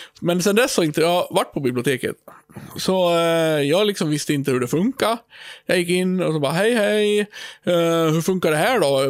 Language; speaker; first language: Swedish; native; Swedish